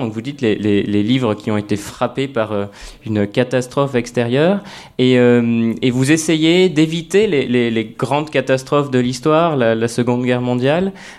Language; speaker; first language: French; native; French